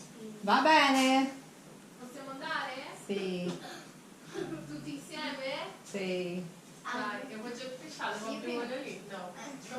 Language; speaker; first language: Italian; non-native, learner; Portuguese